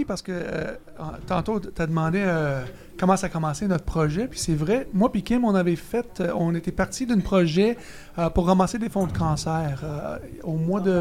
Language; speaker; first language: French; native; French